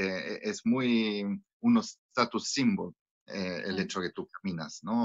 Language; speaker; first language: Spanish; non-native, fluent; Italian